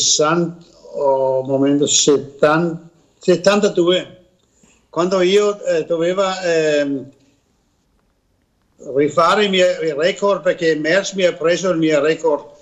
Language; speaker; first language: Italian; non-native, learner; Danish